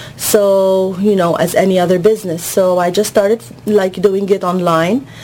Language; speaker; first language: English; non-native, fluent; Arabic